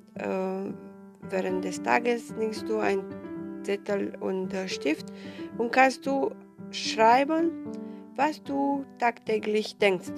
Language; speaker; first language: German; non-native, fluent; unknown